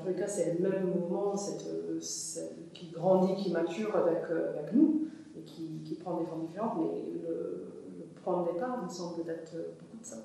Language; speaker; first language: French; non-native, fluent; English